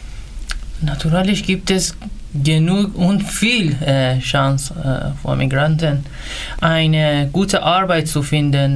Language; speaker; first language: German; non-native, learner; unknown